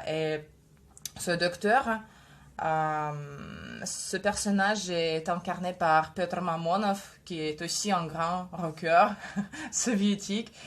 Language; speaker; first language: French; non-native, fluent; Russian